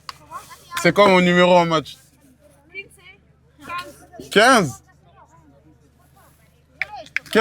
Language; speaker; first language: French; native; French